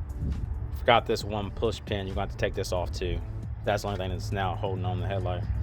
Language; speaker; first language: English; native; English